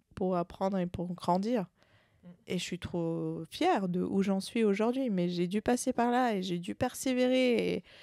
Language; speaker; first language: French; native; French